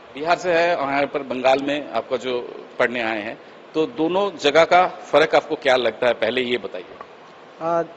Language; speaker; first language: Hindi; non-native, local second language; Bangla